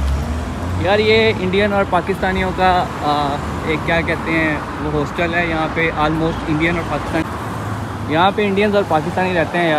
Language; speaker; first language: Urdu; non-native, local second language; Punjabi